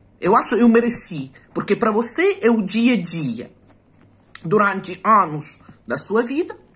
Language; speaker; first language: Portuguese; non-native, fluent; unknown